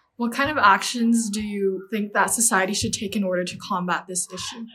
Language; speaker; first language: English; non-native, fluent; Chinese